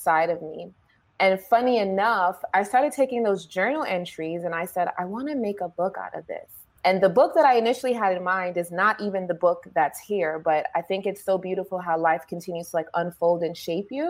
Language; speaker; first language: English; native; English